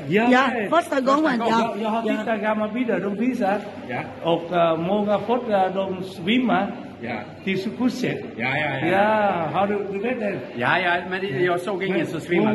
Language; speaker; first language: Swedish; non-native, learner; Vietnamese